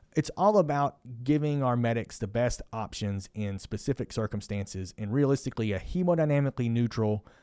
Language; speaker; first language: English; native; English